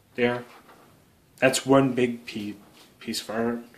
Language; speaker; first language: English; native; English